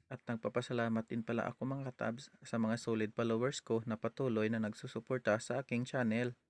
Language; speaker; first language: Filipino; non-native, local second language; Hiligaynon